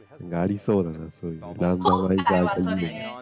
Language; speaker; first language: Japanese; native; Japanese